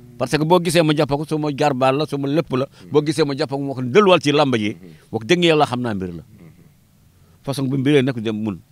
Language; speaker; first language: Wolof; non-native, local second language; Fula